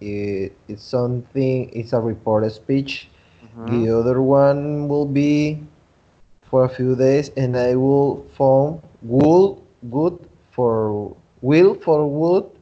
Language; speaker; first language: English; non-native, learner; Spanish